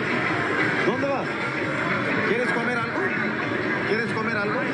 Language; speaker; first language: Spanish; non-native, learner; Portuguese